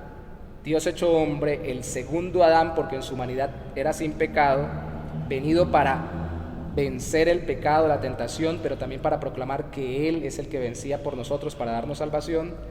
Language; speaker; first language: Spanish; native; Spanish